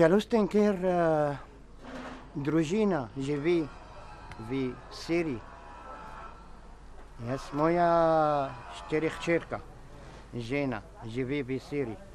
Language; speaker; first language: Slovenian; non-native, learner; Arabic